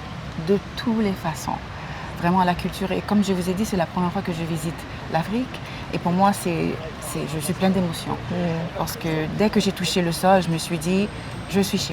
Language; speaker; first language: French; non-native, fluent; English